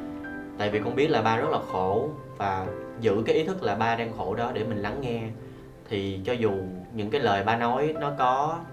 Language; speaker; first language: Vietnamese; native; Vietnamese